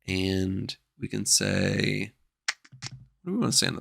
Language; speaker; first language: English; native; English